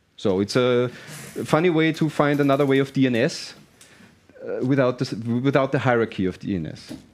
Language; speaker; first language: English; non-native, fluent; German